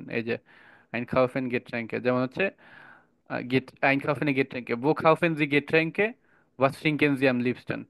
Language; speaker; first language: German; non-native, fluent; Bangla